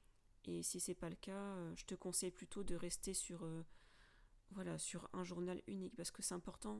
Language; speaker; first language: French; native; French